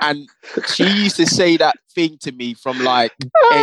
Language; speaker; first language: English; non-native, local second language; Yoruba